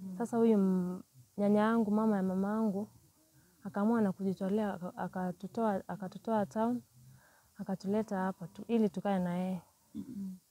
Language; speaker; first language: Swahili; native; Swahili